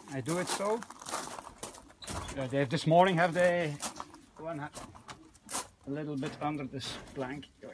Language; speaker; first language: English; non-native, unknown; Dutch